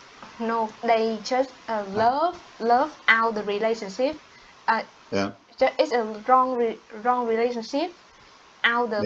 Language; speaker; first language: English; non-native, learner; Vietnamese